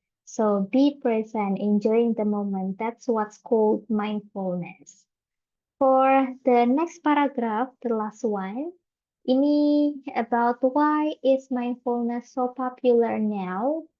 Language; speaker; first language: English; non-native, fluent; Indonesian